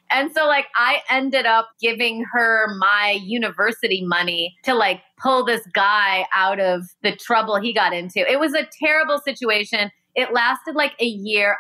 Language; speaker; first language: English; native; English